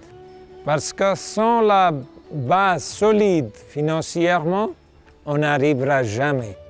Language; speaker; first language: French; non-native, fluent; Nepali